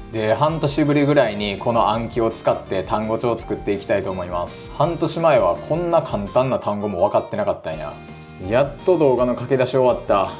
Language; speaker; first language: Japanese; native; Japanese